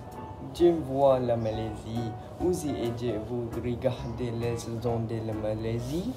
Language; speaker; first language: French; non-native, learner; Malay